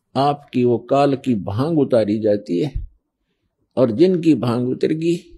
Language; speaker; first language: Hindi; native; Hindi